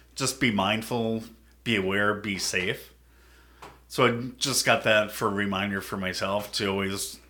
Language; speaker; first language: English; native; English